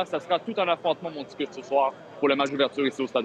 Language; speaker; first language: French; native; French